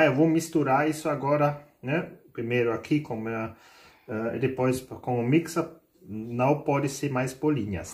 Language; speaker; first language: Portuguese; non-native, learner; German